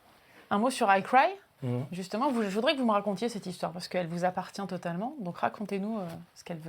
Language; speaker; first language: French; native; French